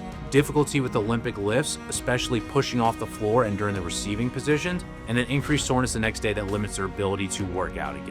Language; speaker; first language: English; native; English